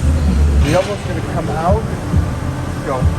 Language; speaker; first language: English; native; English